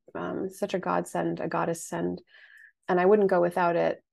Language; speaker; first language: English; native; English